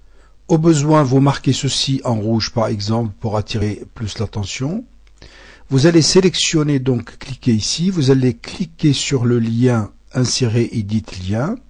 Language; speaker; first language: French; native; French